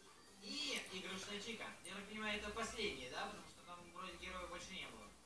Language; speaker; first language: Russian; native; Russian